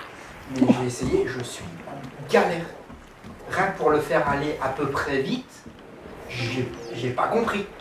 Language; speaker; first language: French; native; French